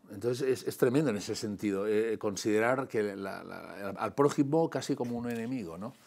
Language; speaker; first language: Spanish; non-native, local second language; Catalan